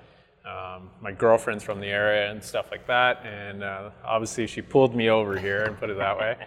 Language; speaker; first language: English; non-native, fluent; French